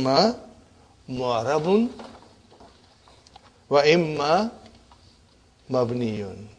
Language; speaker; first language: Arabic; non-native, fluent; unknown